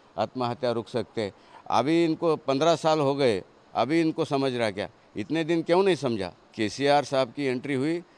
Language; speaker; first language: Hindi; non-native, local second language; Marathi